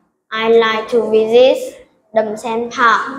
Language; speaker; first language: English; non-native, learner; Vietnamese